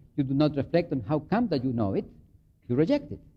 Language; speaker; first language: English; non-native, fluent; Spanish